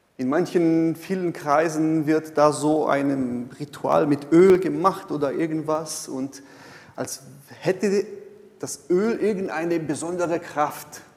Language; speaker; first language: German; non-native, fluent; Portuguese